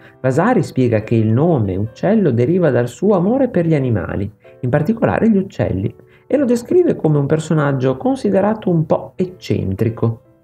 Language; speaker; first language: Italian; native; Italian